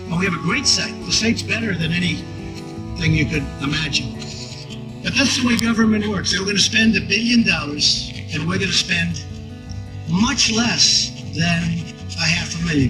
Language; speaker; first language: English; native; English